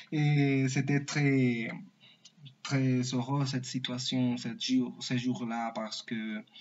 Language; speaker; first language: French; non-native, learner; Spanish